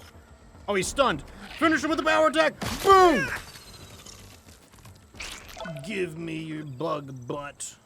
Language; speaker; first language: English; native; English